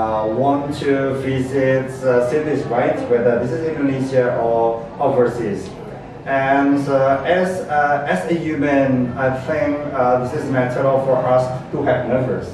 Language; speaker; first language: English; non-native, learner; Indonesian